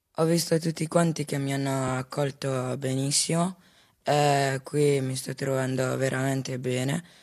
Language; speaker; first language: Italian; early bilingual, other home language; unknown